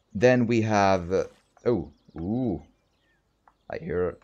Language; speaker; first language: English; non-native, fluent; Finnish